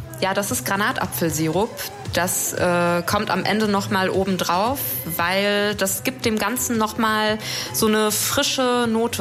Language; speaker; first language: German; early bilingual, other home language; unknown